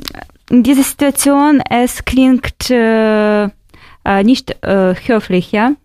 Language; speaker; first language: German; non-native, fluent; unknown